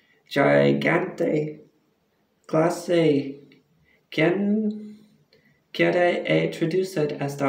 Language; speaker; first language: Spanish; non-native, learner; English